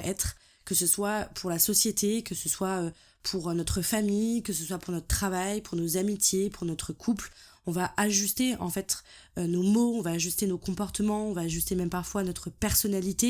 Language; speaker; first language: French; native; French